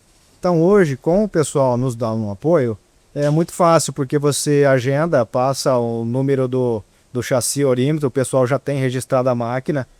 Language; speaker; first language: Portuguese; native; Portuguese